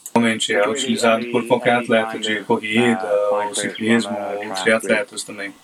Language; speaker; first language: Portuguese; non-native, fluent; English